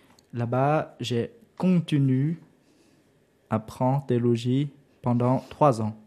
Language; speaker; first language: French; non-native, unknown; Vietnamese